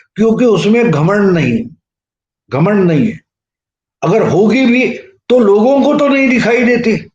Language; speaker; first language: Hindi; non-native, local second language; Marathi